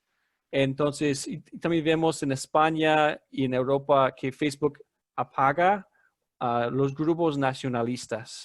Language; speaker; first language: Spanish; non-native, fluent; English